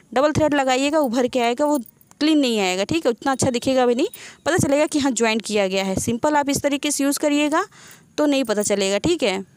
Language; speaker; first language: Hindi; native; Hindi